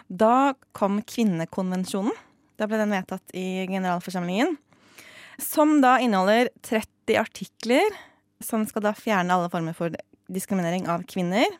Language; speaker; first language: Norwegian; native; Norwegian